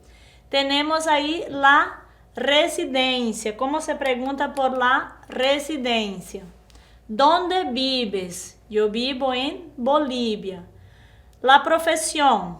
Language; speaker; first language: Spanish; non-native, fluent; Portuguese